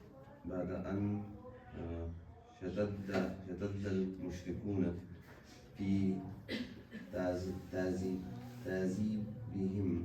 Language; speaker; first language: Arabic; non-native, learner; Urdu